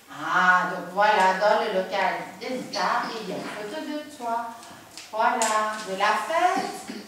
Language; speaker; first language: French; native; French